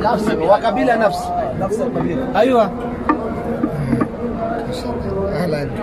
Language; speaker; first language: Arabic; non-native, learner; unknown